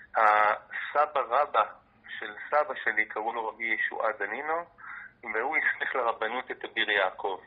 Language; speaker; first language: Hebrew; native; Hebrew